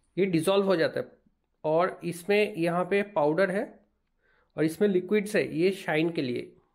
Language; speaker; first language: Hindi; non-native, local second language; Bangla